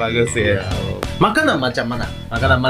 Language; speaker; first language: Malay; non-native, learner; Japanese